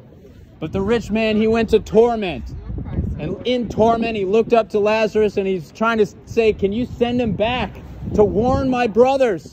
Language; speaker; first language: English; native; English